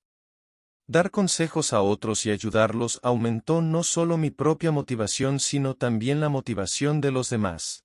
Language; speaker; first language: Spanish; non-native, fluent; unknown